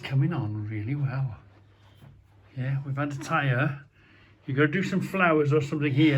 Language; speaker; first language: English; native; English